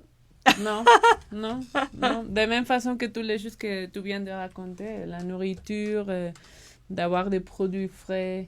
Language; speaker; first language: French; non-native, learner; Spanish